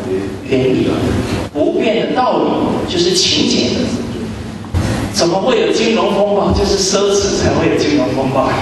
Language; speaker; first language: Chinese; native; Chinese